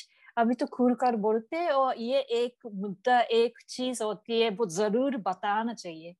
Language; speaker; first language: Hindi; non-native, learner; Japanese